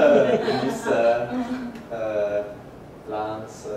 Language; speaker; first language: Chinese; non-native, learner; English